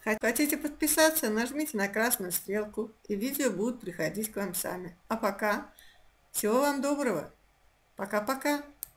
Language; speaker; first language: Russian; non-native, local second language; Azerbaijani